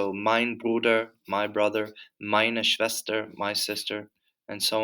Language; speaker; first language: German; non-native, fluent; English